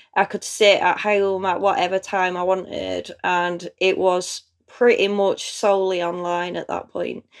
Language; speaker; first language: English; native; English